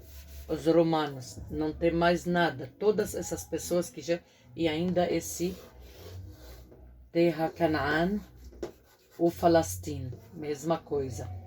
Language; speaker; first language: Portuguese; non-native, fluent; Arabic